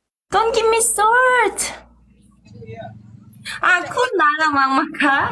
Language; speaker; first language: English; non-native, learner; Korean